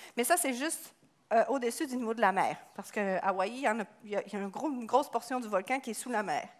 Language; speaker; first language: French; native; French